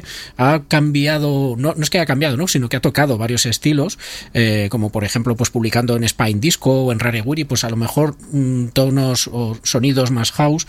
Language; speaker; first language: Spanish; native; Spanish